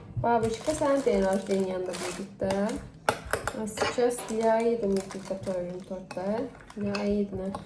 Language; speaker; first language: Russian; non-native, learner; Azerbaijani